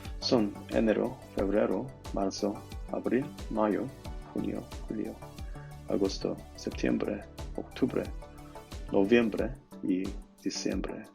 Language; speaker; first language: Spanish; non-native, learner; Korean